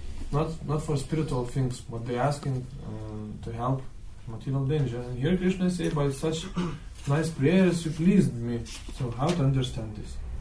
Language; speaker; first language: English; non-native, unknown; Lithuanian